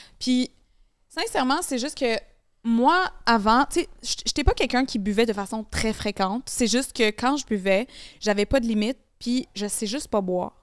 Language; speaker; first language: French; native; French